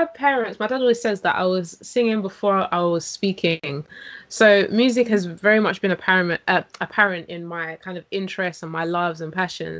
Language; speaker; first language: English; native; English